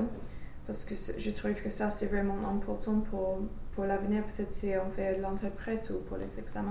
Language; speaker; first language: French; non-native, fluent; English